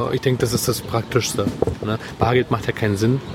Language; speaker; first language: German; native; German